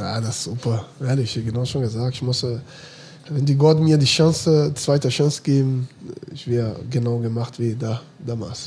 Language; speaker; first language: German; non-native, fluent; Portuguese